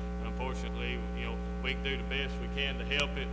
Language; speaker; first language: English; native; English